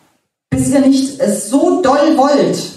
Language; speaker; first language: German; native; German